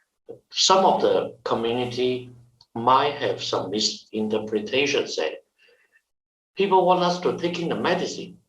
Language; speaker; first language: English; non-native, fluent; Chinese